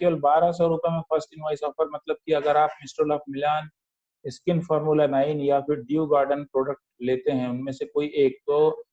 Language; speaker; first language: Hindi; native; Hindi